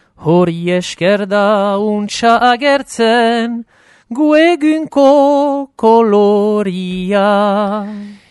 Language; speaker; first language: Basque; native; Basque